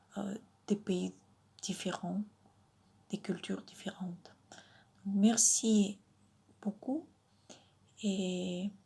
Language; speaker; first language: French; non-native, fluent; Russian